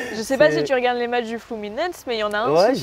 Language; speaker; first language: French; native; French